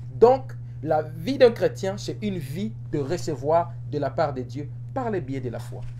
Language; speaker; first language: French; non-native, local second language; Lingala